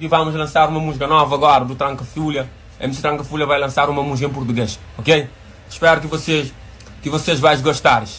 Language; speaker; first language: Portuguese; non-native, local second language; Kabuverdianu